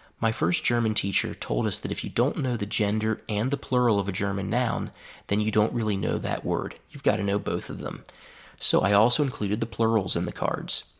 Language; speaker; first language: English; native; English